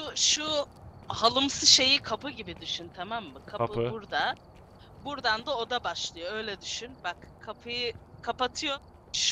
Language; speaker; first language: Turkish; native; Turkish